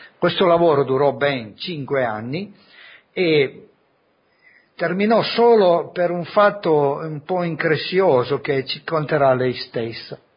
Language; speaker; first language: Italian; native; Italian